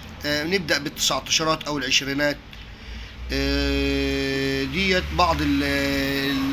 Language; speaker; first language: Arabic; native; Arabic